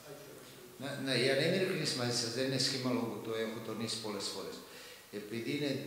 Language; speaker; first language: Greek; non-native, fluent; Serbian